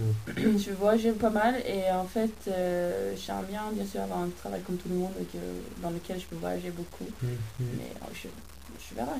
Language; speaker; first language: French; non-native, fluent; Swedish